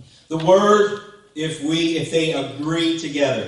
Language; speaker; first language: English; native; English